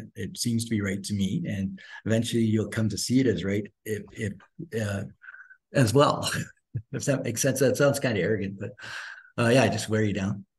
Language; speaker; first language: English; native; English